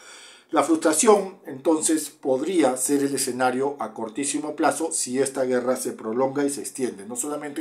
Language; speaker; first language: Spanish; native; Spanish